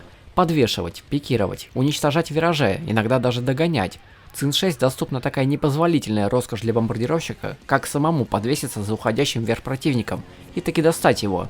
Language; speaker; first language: Russian; native; Russian